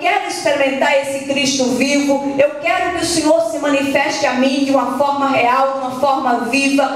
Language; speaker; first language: Portuguese; native; Portuguese